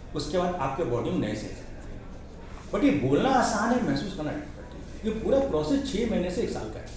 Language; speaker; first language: Hindi; native; Hindi